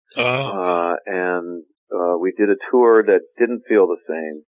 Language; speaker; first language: English; native; English